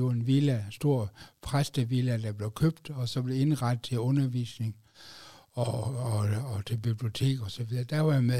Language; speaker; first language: Danish; native; Danish